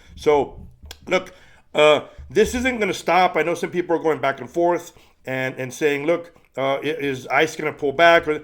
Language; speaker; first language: English; native; English